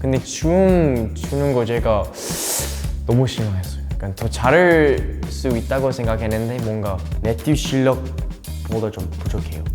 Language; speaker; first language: Korean; non-native, learner; English